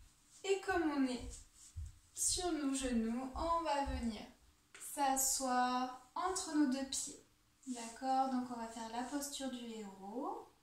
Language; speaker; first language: French; native; French